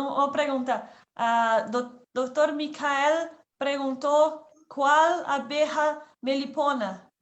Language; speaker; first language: Spanish; non-native, learner; Portuguese